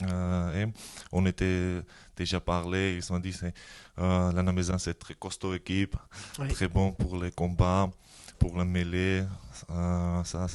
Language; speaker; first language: French; non-native, learner; Georgian